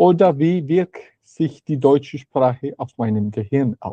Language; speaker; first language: German; non-native, learner; Spanish